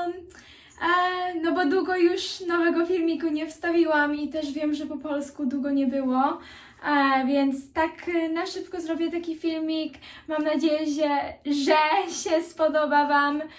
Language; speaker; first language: Polish; early bilingual, heritage; Polish